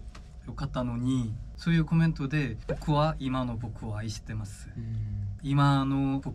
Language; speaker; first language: Japanese; non-native, fluent; Korean